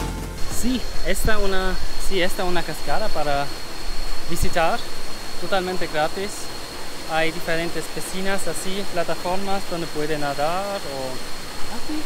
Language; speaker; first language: Spanish; non-native, learner; German